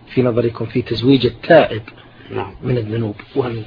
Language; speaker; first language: Arabic; native; Arabic